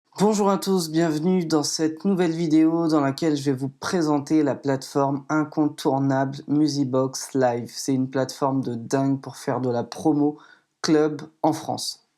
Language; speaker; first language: French; native; French